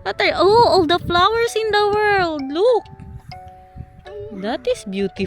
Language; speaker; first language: English; non-native, local second language; Filipino